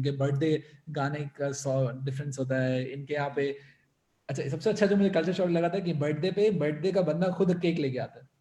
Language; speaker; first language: Urdu; native; Urdu